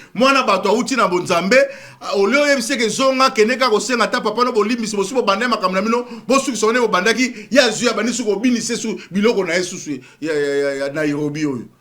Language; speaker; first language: Lingala; native; Lingala